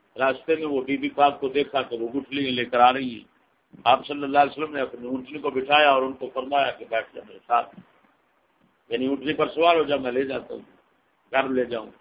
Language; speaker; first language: Urdu; non-native, local second language; Punjabi